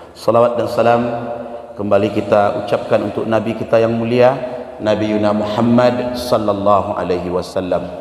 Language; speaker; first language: Malay; non-native, local second language; Minangkabau